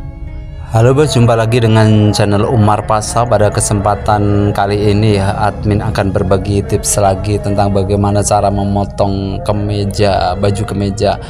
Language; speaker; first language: Indonesian; native; Indonesian